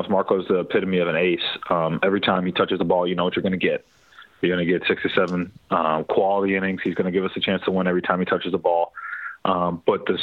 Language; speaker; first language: English; native; English